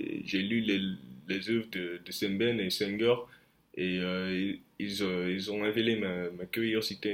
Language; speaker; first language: French; non-native, fluent; English